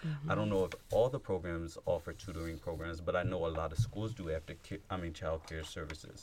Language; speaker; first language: English; native; English